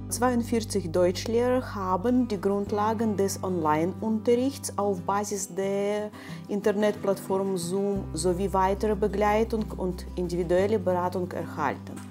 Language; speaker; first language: German; non-native, fluent; Russian